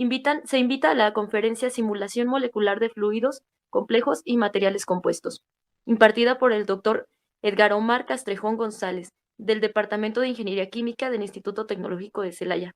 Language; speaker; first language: Spanish; native; Spanish